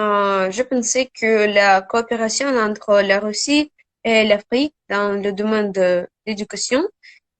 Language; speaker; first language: French; non-native, learner; Russian